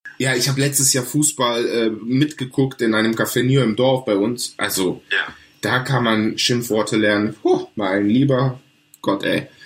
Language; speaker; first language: German; early bilingual, other home language; Greek